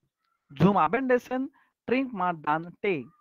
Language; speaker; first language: German; non-native, fluent; Marathi